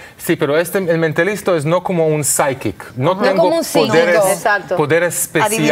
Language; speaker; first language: Spanish; non-native, learner; Hebrew